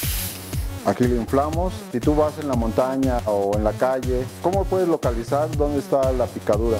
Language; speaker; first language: Spanish; native; Spanish